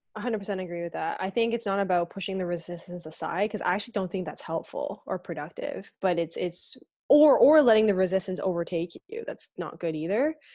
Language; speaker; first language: English; native; English